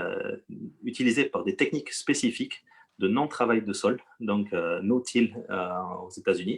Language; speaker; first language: French; native; French